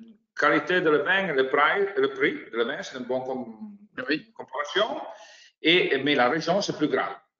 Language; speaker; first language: French; non-native, learner; Italian